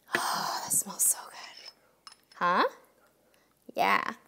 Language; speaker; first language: English; native; English